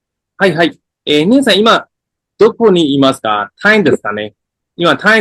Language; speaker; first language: Japanese; non-native, fluent; Burmese